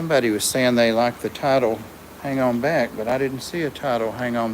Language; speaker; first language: English; native; English